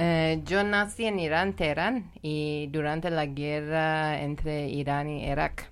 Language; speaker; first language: Spanish; non-native, learner; Persian